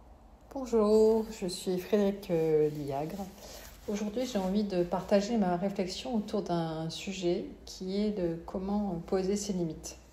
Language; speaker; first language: French; native; French